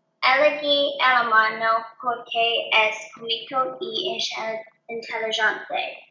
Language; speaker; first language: Spanish; non-native, learner; English